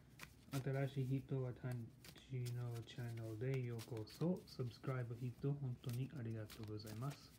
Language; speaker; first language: Japanese; non-native, learner; English